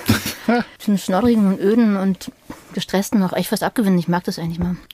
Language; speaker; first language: German; native; German